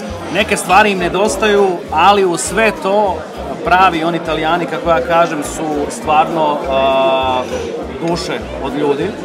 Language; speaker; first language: Croatian; native; Croatian